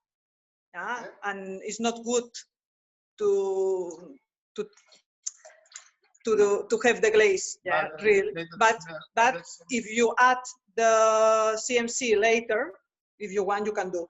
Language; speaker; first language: English; non-native, learner; Spanish